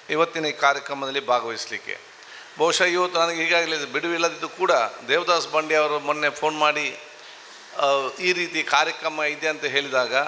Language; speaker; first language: Kannada; non-native, local second language; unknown